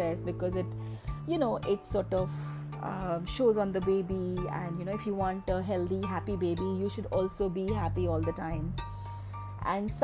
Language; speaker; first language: English; non-native, local second language; Malayalam